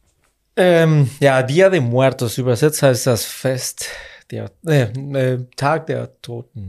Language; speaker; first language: German; non-native, fluent; Spanish